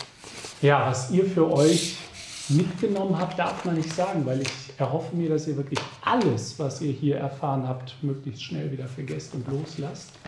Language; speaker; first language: German; native; German